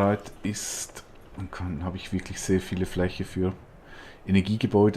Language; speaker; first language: German; native; German